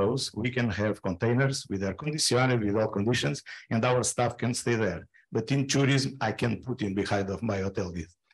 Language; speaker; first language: English; non-native, fluent; Portuguese